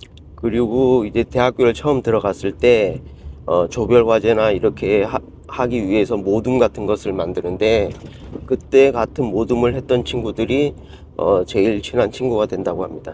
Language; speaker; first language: Korean; native; Korean